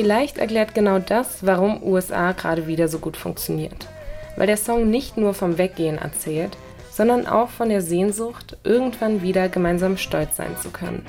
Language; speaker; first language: German; native; German